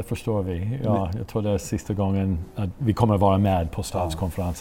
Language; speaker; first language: Swedish; non-native, fluent; English